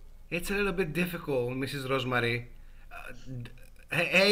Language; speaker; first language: English; non-native, learner; Greek